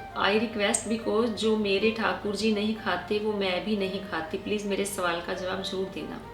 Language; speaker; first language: Hindi; native; Hindi